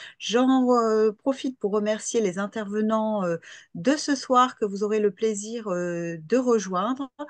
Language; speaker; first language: French; native; French